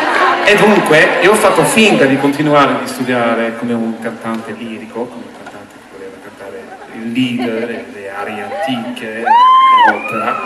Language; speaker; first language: Italian; non-native, fluent; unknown